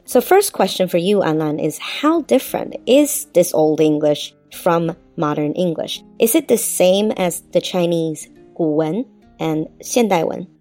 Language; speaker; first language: English; non-native, fluent; Chinese